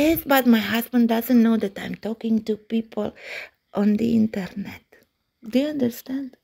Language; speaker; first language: English; non-native, learner; Romanian